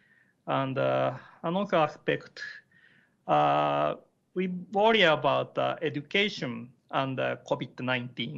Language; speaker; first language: English; non-native, learner; Japanese